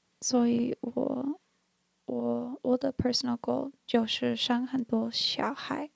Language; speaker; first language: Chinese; non-native, learner; English